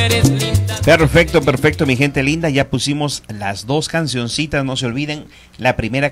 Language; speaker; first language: Spanish; native; Spanish